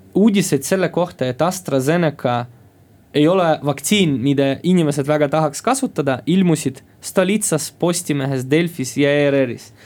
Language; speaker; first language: Estonian; non-native, local second language; Russian